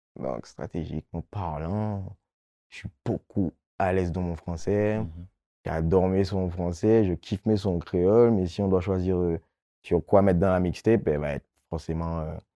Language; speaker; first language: French; non-native, local second language; Guadeloupean Creole French